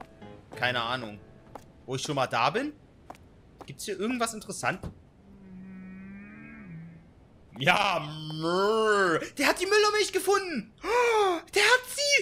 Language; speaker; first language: German; native; German